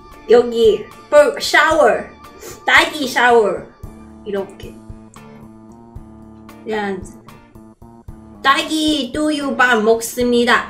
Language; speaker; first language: Korean; non-native, learner; Cantonese